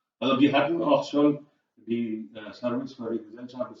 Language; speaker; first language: German; non-native, learner; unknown